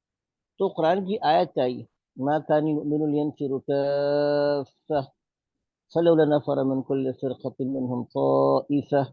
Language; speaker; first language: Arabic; non-native, fluent; Urdu